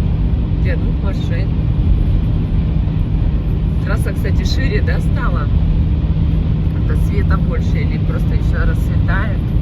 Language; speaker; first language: Russian; native; Russian